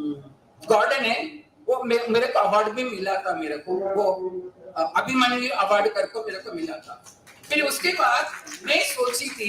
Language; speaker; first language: Hindi; non-native, local second language; Tamil